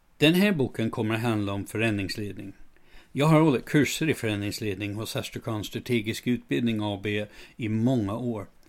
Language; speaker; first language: Swedish; non-native, fluent; English